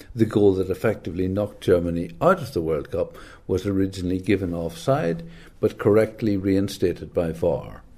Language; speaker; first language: English; native; English